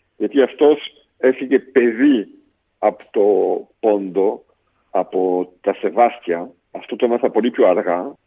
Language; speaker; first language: Greek; early bilingual, heritage; Greek